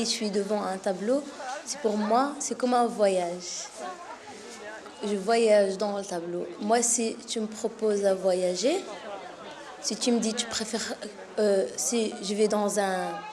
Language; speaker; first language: French; non-native, learner; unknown